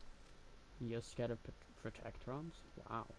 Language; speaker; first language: English; native; English